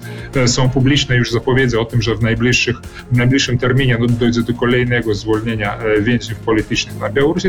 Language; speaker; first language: Polish; early bilingual, heritage; Polish